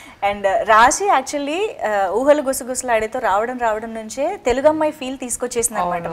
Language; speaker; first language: Telugu; native; Telugu